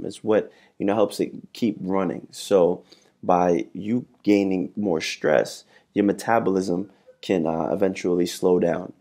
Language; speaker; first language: English; native; English